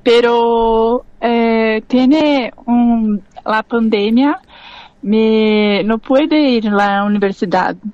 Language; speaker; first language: Spanish; non-native, learner; Portuguese